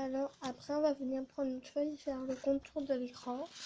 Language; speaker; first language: French; native; French